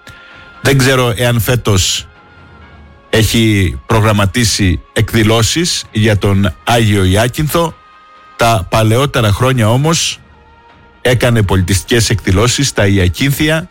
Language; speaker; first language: Greek; native; Greek